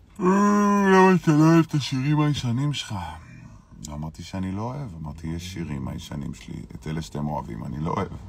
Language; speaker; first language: Hebrew; native; Hebrew